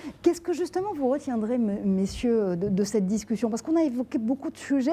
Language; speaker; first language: French; native; French